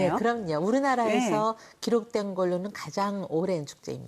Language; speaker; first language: Korean; native; Korean